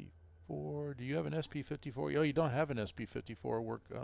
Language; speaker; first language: English; native; English